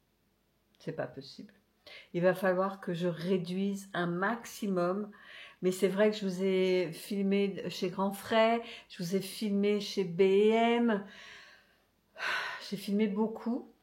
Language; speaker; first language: French; native; French